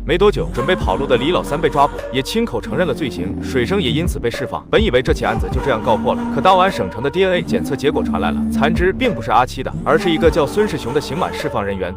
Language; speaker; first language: Chinese; native; Chinese